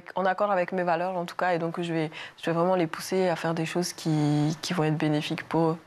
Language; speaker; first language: French; native; French